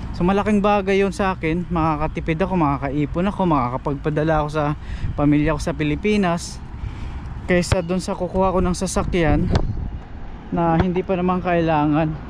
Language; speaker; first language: Filipino; native; Filipino